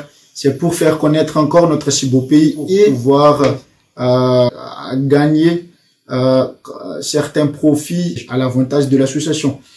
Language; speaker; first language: French; non-native, local second language; Malagasy